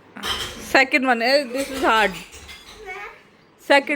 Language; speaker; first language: English; non-native, local second language; Hindi